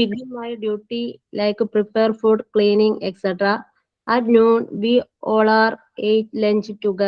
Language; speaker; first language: English; non-native, learner; Malayalam